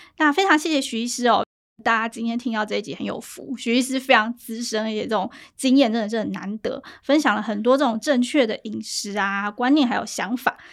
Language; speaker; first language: Chinese; native; Chinese